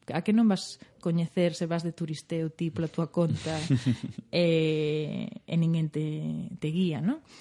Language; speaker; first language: Galician; native; Galician